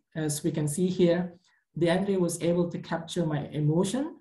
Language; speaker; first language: English; non-native, fluent; Indonesian